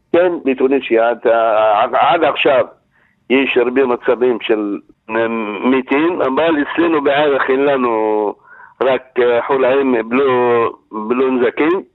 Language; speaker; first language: Hebrew; non-native, learner; Arabic